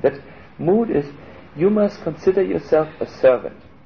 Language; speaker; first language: English; non-native, fluent; German